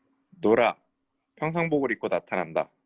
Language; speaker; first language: Korean; native; Korean